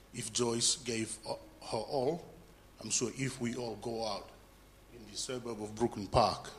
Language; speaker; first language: English; non-native, fluent; Fijian